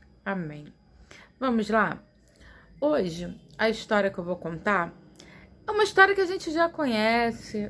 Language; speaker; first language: Portuguese; native; Portuguese